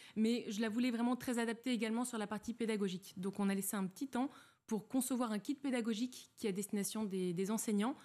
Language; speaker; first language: French; native; French